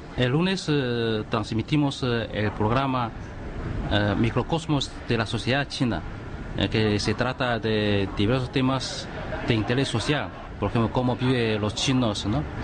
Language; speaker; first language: Spanish; non-native, fluent; Chinese